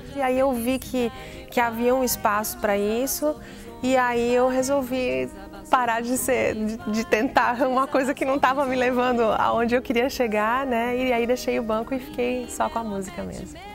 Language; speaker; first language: Portuguese; native; Portuguese